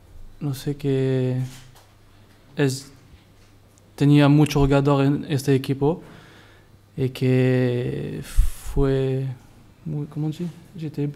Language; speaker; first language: Spanish; non-native, learner; French